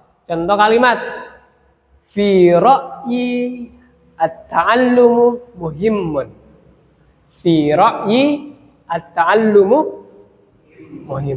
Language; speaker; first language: Arabic; non-native, learner; Indonesian